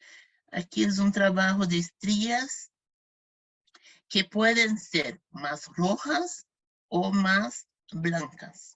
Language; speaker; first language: Spanish; non-native, fluent; Portuguese